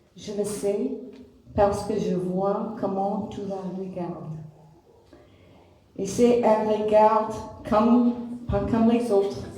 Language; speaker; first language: French; non-native, learner; English